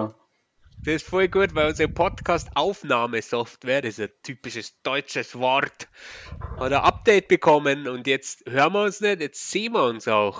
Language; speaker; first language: German; native; German